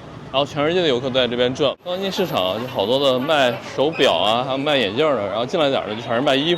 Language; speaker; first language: Chinese; native; Chinese